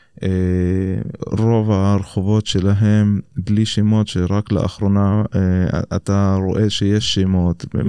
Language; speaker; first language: Hebrew; non-native, local second language; Arabic